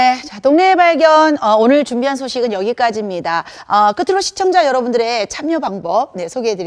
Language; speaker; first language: Korean; native; Korean